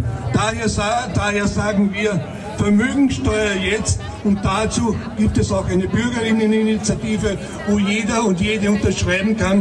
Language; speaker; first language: German; native; German